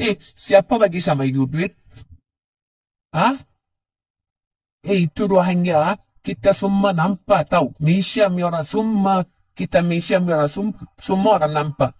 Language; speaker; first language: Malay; non-native, learner; Rohingya